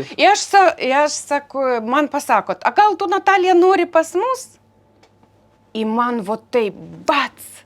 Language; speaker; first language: Lithuanian; non-native, learner; Ukrainian